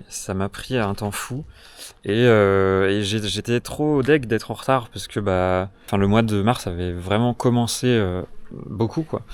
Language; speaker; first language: French; native; French